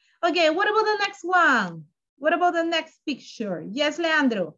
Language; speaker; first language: English; non-native, fluent; Spanish